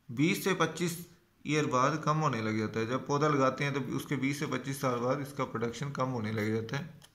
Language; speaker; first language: Hindi; non-native, local second language; Punjabi